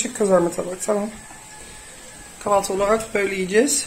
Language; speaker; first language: Turkish; early bilingual, heritage; Dutch